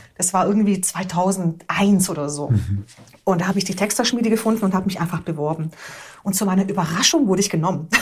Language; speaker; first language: German; early bilingual, other home language; Hungarian